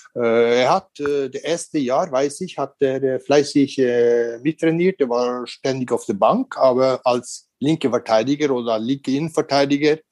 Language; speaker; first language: German; non-native, fluent; Norwegian